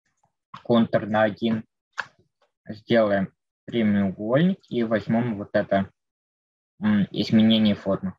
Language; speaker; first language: Russian; native; Russian